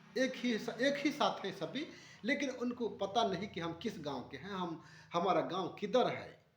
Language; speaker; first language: Hindi; non-native, local second language; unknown